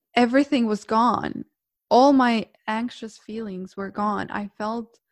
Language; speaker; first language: English; non-native, fluent; Croatian